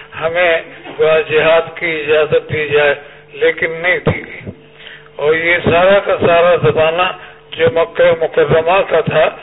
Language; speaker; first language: Urdu; native; Urdu